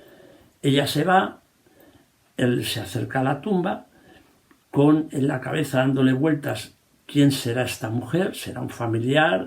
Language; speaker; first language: Spanish; native; Spanish